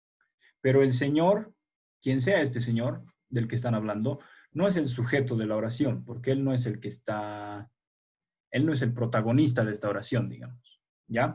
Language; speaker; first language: Spanish; native; Spanish